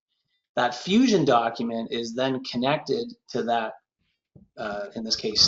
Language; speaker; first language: English; native; English